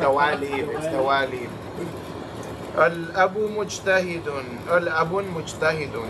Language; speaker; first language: Arabic; early bilingual, heritage; Arabic